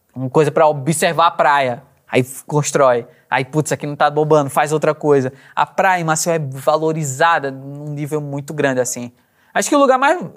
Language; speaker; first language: Portuguese; native; Portuguese